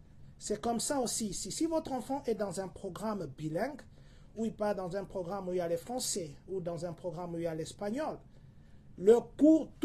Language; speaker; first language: French; non-native, local second language; Lingala